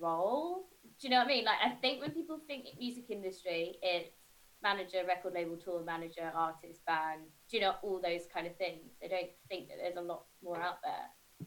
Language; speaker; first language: English; native; English